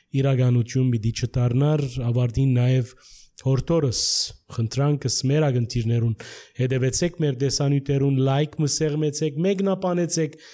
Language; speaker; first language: Armenian; early bilingual, heritage; Armenian